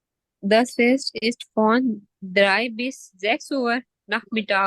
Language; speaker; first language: German; non-native, learner; Urdu